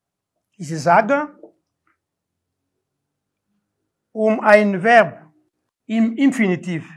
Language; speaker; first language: German; non-native, learner; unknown